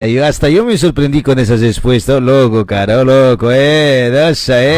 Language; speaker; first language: Spanish; native; Spanish